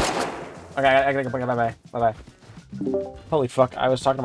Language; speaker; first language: English; native; English